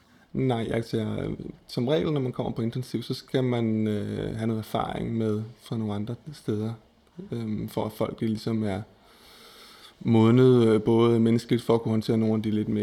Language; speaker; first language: Danish; native; Danish